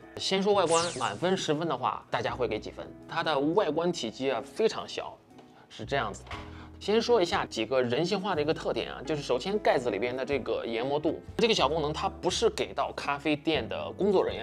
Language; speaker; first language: Chinese; native; Chinese